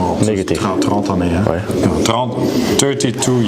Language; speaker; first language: French; non-native, learner; Dutch